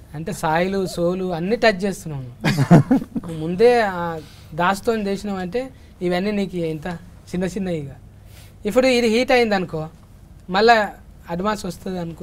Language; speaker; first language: Telugu; native; Telugu